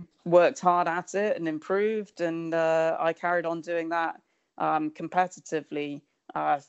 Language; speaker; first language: English; native; English